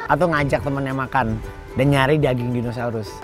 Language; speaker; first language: Indonesian; native; Indonesian